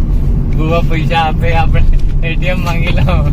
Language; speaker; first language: Gujarati; non-native, local second language; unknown